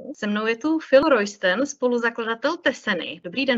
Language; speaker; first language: Czech; native; Czech